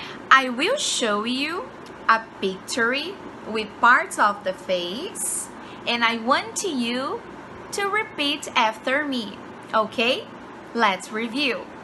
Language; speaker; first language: English; non-native, fluent; Portuguese